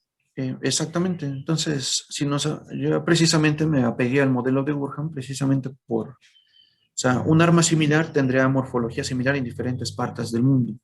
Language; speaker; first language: Spanish; native; Spanish